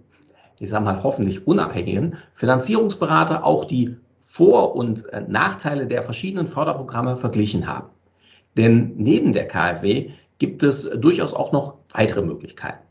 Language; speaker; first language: German; native; German